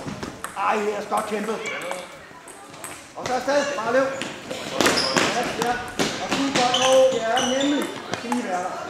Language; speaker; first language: Danish; native; Danish